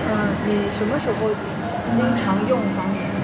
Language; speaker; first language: Chinese; non-native, fluent; Korean